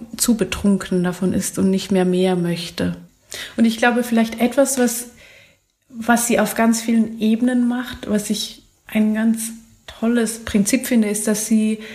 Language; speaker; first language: German; native; German